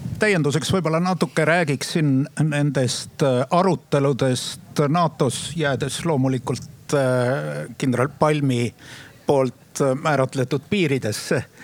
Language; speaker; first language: Estonian; native; Estonian